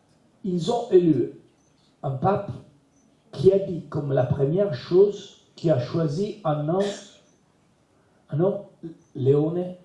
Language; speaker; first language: French; non-native, learner; Italian